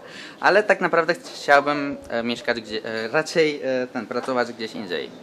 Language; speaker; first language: Polish; early bilingual, other home language; Turkish